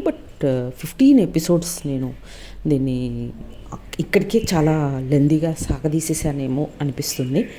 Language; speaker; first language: Telugu; native; Telugu